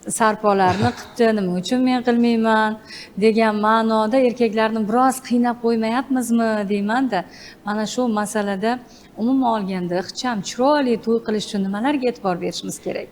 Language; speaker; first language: Uzbek; native; Uzbek